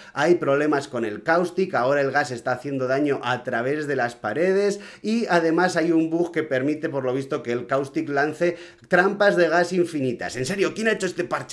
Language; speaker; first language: Spanish; native; Spanish